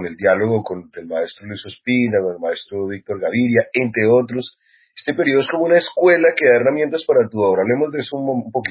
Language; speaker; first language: Spanish; native; Spanish